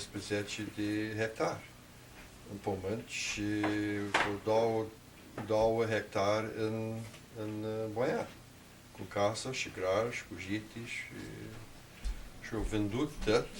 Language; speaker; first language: Romanian; early bilingual, heritage; Romanian